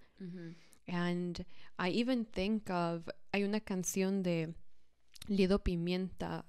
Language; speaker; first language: Spanish; early bilingual, heritage; Spanish